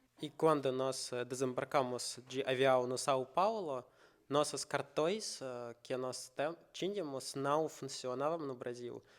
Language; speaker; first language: Portuguese; non-native, learner; Russian